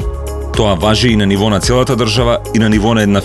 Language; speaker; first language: Macedonian; native; Macedonian